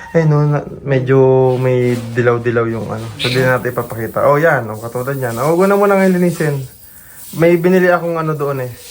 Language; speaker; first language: Filipino; native; Filipino